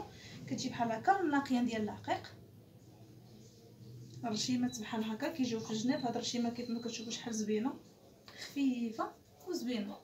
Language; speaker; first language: Arabic; native; Arabic